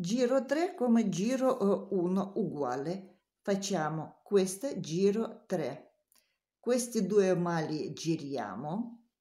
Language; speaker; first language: Italian; non-native, learner; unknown